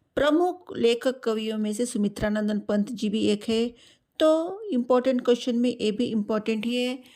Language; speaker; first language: Hindi; non-native, local second language; Telugu